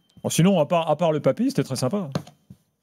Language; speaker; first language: French; native; French